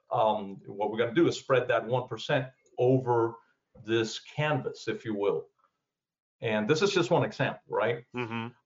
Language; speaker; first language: English; early bilingual, other home language; Spanish